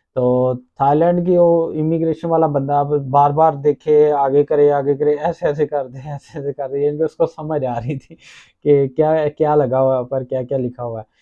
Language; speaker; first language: Urdu; non-native, local second language; Punjabi